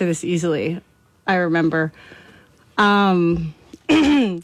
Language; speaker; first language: English; native; English